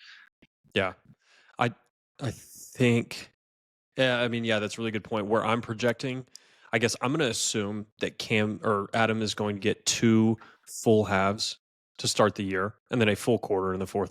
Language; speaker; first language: English; native; English